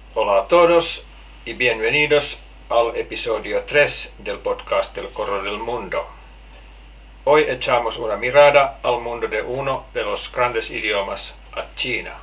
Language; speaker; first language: Spanish; non-native, fluent; Finnish